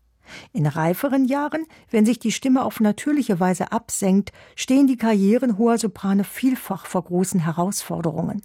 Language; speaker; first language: German; native; German